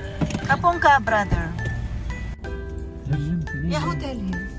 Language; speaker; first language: English; non-native, local second language; Filipino